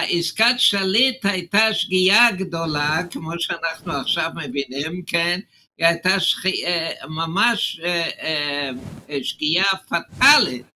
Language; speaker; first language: Hebrew; non-native, fluent; English